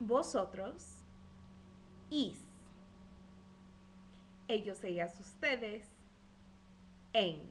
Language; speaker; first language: Spanish; non-native, fluent; English